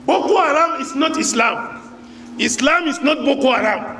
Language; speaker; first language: English; non-native, local second language; Yoruba